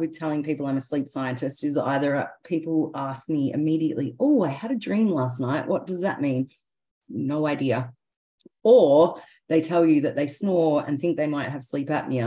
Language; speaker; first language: English; native; English